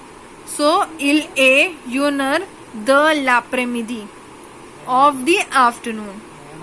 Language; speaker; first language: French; non-native, fluent; Hindi